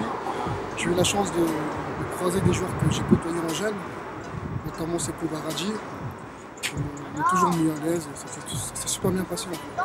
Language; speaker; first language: French; early bilingual, other home language; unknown